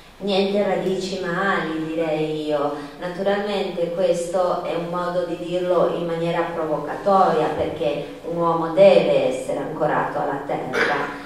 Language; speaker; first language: Italian; non-native, fluent; Spanish